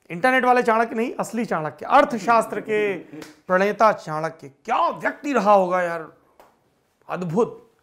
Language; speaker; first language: Hindi; native; Hindi